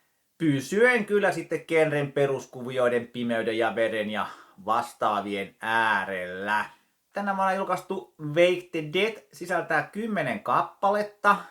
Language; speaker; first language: Finnish; native; Finnish